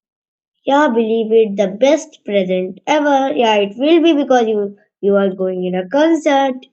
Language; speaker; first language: English; non-native, learner; Hindi